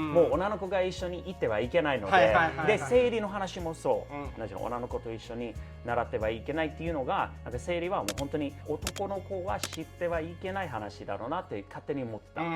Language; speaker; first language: Japanese; non-native, fluent; English